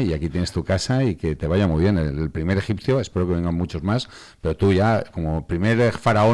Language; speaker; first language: Spanish; native; Spanish